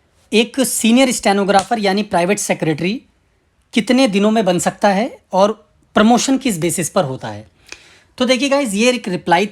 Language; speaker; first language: Hindi; native; Hindi